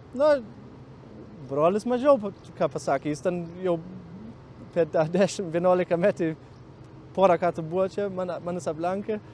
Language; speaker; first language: Lithuanian; non-native, learner; German